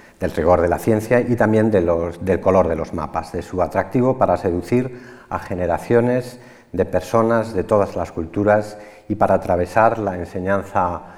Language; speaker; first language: Spanish; native; Spanish